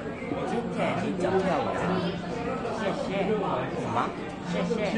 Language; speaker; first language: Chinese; non-native, learner; Korean